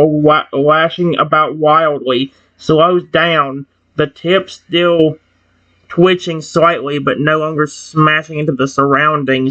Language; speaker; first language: English; native; English